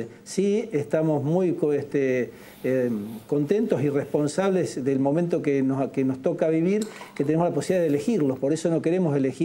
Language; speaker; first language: Spanish; native; Spanish